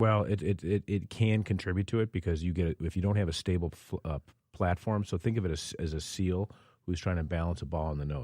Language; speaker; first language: English; native; English